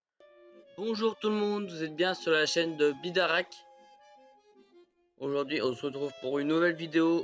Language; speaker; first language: French; native; French